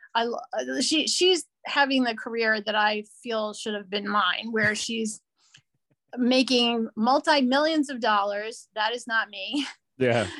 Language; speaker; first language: English; native; English